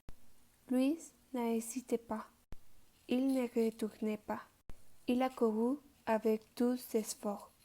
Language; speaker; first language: French; non-native, learner; Spanish